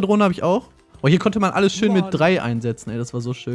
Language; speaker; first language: German; native; German